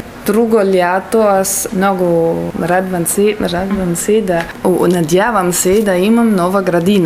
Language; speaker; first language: Bulgarian; non-native, learner; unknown